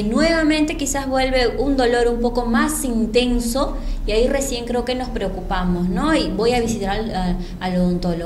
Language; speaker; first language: Spanish; native; Spanish